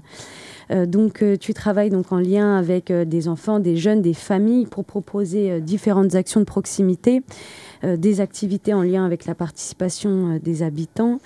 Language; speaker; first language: French; native; French